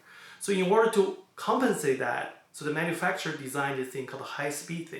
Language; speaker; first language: English; non-native, fluent; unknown